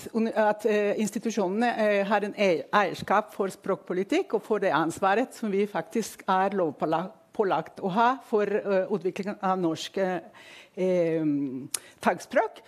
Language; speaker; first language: Norwegian; non-native, fluent; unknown